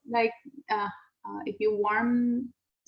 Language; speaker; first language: English; non-native, learner; Spanish